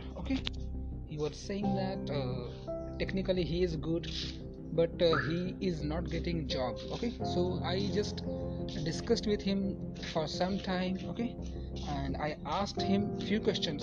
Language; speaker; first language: English; non-native, local second language; Marathi